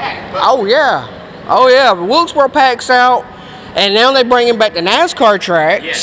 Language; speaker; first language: English; native; English